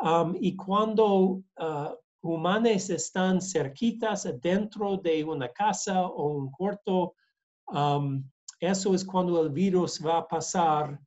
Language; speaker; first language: Spanish; non-native, learner; English